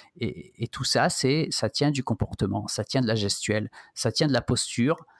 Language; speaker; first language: French; native; French